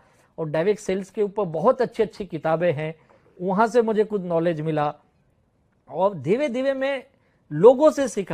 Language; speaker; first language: Hindi; native; Hindi